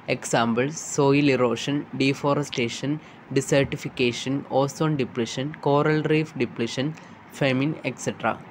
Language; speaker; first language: English; non-native, local second language; Malayalam